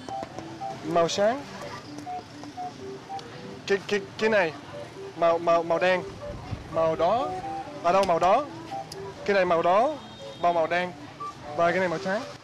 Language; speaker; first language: Vietnamese; non-native, learner; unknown